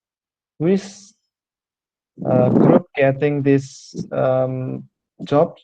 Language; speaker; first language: English; non-native, fluent; Indonesian